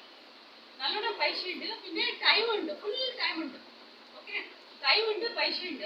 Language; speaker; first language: Malayalam; non-native, local second language; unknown